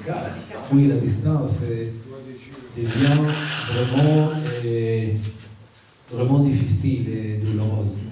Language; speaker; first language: French; non-native, learner; Hebrew